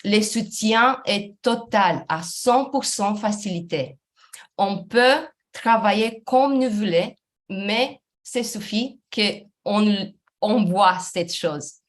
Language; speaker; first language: French; non-native, fluent; Romanian